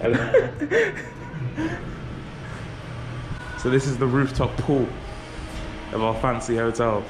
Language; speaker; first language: English; native; English